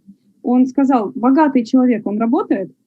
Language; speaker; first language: Russian; native; Russian